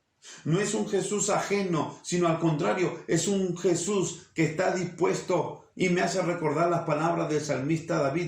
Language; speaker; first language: Spanish; native; Spanish